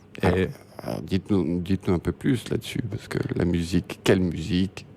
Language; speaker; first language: French; native; French